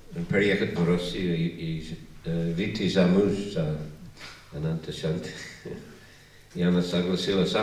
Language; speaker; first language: Russian; non-native, learner; English